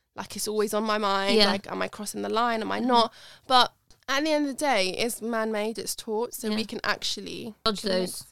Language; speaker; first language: English; early bilingual, other home language; Arabic